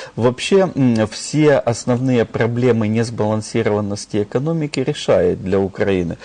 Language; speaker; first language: Russian; native; Russian